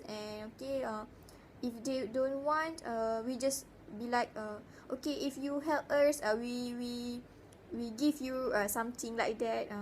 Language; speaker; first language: English; non-native, learner; Malay